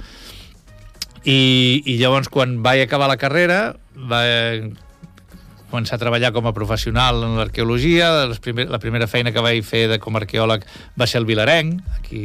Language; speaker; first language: Catalan; native; Catalan